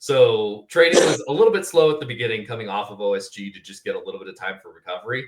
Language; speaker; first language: English; native; English